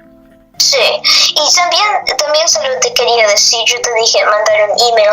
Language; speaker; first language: Spanish; non-native, fluent; English